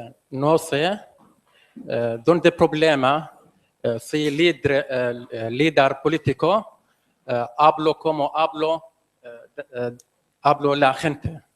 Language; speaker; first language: Spanish; non-native, learner; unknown